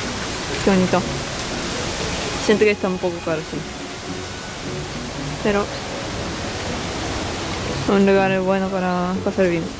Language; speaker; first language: Spanish; non-native, learner; Japanese